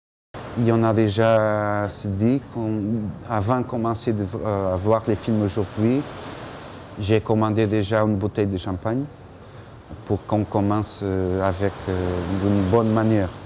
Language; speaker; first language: French; non-native, fluent; Portuguese